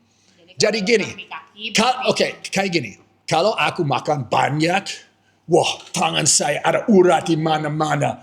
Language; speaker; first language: Indonesian; non-native, fluent; English